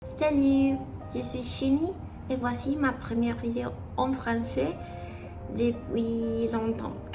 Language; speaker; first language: French; non-native, learner; Spanish